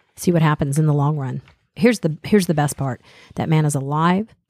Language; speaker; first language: English; native; English